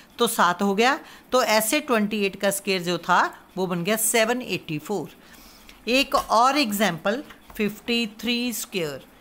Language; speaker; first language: Hindi; non-native, local second language; Punjabi